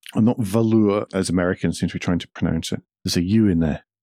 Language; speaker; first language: English; native; English